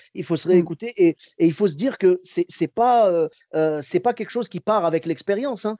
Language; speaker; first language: French; early bilingual, other home language; Arabic